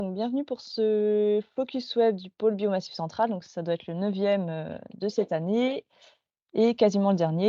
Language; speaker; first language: French; native; French